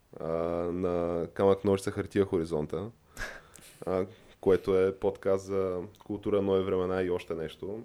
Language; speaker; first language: Bulgarian; native; Bulgarian